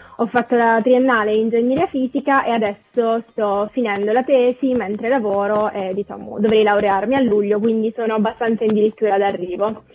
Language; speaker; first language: Italian; native; Italian